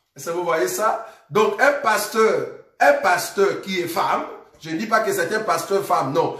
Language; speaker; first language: French; non-native, local second language; Lingala